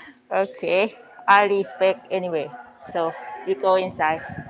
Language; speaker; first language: English; non-native, learner; Thai